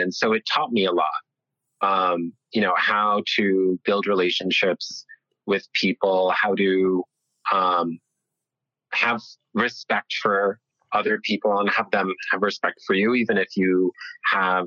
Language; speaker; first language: English; early bilingual, other home language; Italian